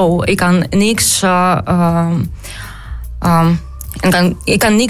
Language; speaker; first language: Dutch; non-native, learner; Ukrainian